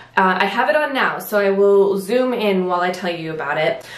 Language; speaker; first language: English; native; English